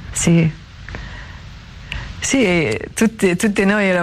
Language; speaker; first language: Italian; non-native, learner; Arabic